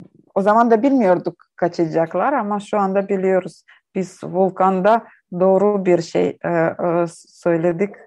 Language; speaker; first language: Turkish; non-native, learner; Ukrainian